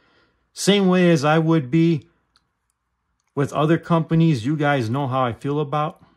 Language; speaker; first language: English; native; English